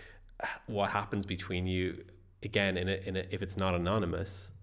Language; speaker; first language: English; native; English